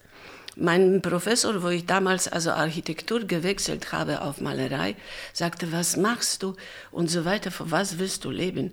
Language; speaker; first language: German; non-native, fluent; Polish